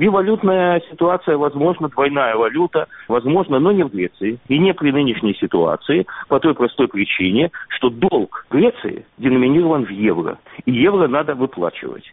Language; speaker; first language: Russian; native; Russian